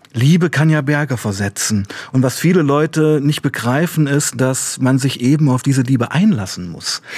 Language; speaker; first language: German; native; German